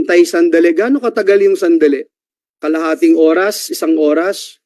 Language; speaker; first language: Filipino; native; Filipino